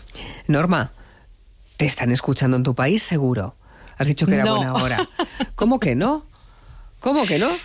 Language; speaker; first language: Spanish; native; Spanish